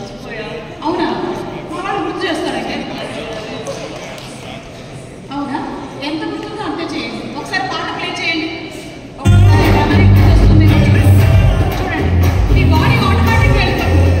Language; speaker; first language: Telugu; native; Telugu